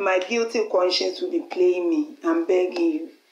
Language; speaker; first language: English; non-native, local second language; Akan